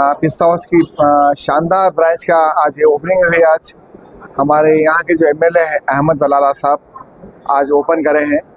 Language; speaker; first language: Hindi; non-native, local second language; Urdu